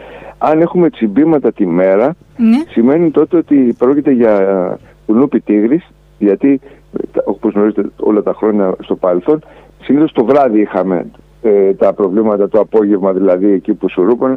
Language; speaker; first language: Greek; native; Greek